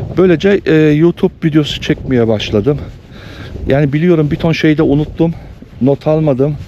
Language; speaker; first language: Turkish; early bilingual, heritage; Turkish